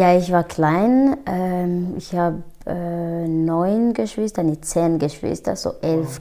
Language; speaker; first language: German; non-native, fluent; Kinyarwanda